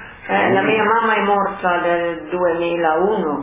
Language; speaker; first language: Italian; non-native, local second language; Slovenian